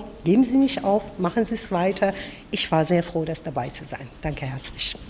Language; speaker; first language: German; non-native, fluent; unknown